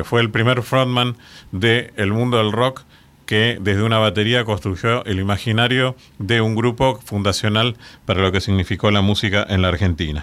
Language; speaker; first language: Spanish; native; Spanish